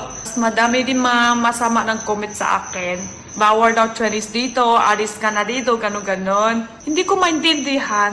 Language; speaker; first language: Filipino; non-native, learner; Chinese